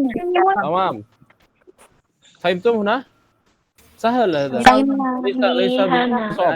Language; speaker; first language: Arabic; non-native, fluent; Indonesian